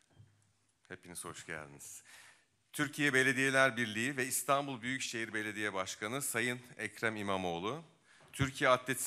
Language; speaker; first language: Turkish; native; Turkish